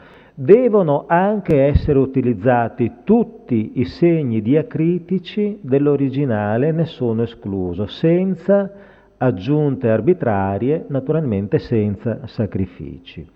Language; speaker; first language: Italian; native; Italian